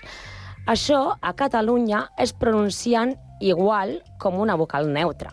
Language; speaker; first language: Catalan; non-native, learner; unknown